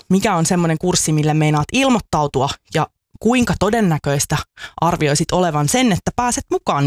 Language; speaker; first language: Finnish; native; Finnish